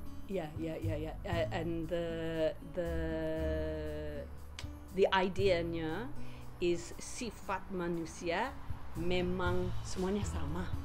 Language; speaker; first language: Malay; non-native, fluent; English